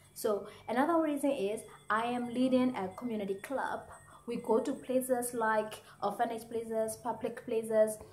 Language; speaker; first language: English; non-native, fluent; Burmese